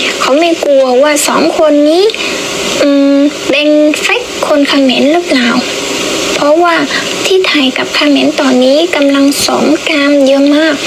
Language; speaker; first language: Thai; non-native, fluent; Vietnamese